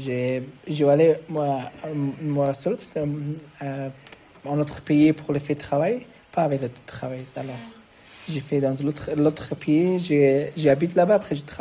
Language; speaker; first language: French; non-native, learner; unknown